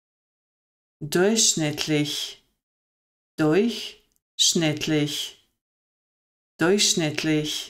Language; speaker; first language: German; non-native, fluent; Bosnian